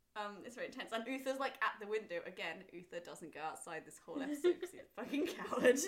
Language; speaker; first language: English; native; English